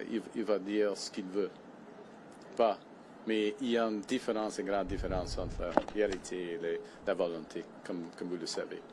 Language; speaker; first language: French; non-native, fluent; English